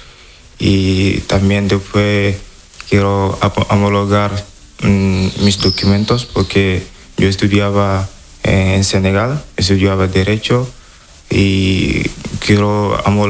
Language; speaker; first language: Spanish; non-native, fluent; Wolof